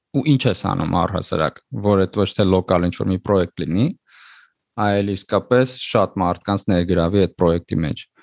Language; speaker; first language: Armenian; native; Armenian